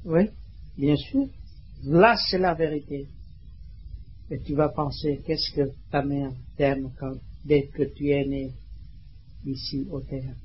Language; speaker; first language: French; non-native, learner; Vietnamese